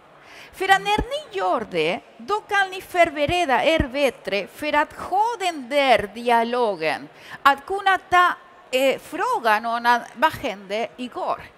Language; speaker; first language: Swedish; early bilingual, other home language; Spanish